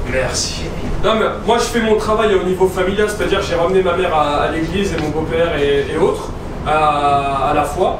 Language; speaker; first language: French; native; French